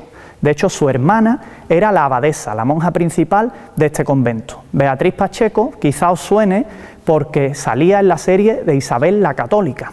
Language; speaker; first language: Spanish; native; Spanish